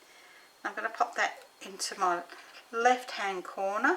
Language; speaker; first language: English; native; English